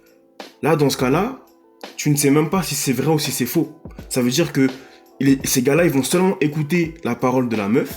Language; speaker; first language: French; native; French